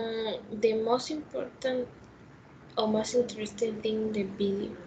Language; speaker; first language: English; non-native, learner; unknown